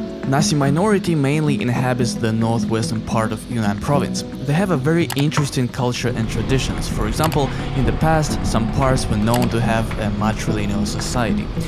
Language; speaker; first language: English; non-native, fluent; Russian